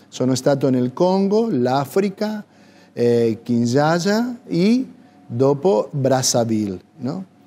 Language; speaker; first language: Italian; non-native, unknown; Spanish